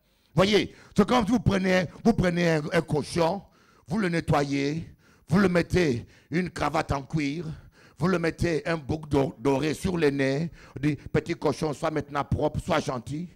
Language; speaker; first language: French; non-native, local second language; Lingala